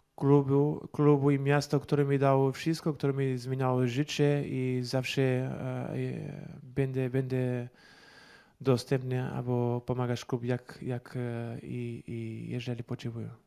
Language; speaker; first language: Polish; non-native, learner; Portuguese